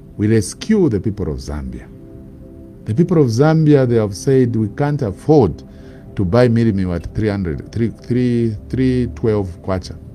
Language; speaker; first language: English; non-native, local second language; Bemba